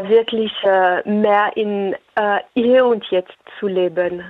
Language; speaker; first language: German; non-native, fluent; French